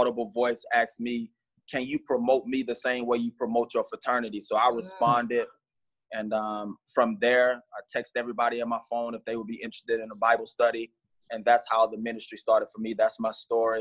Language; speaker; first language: English; native; English